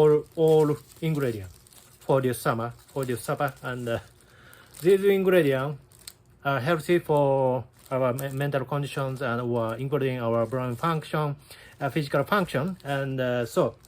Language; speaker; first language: English; non-native, learner; Japanese